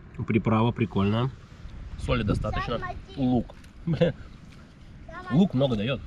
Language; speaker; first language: Russian; native; Russian